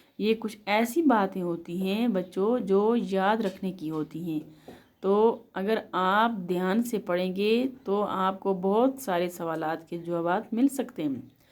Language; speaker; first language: Urdu; non-native, local second language; Kashmiri